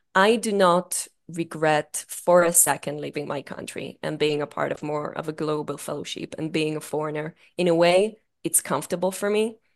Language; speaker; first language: English; non-native, fluent; Hebrew